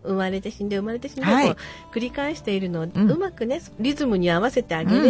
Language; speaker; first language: Japanese; native; Japanese